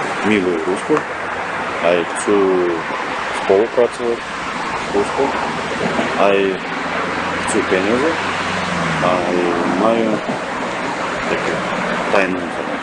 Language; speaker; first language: Slovak; non-native, learner; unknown